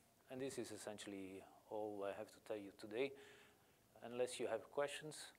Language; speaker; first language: English; non-native, fluent; Portuguese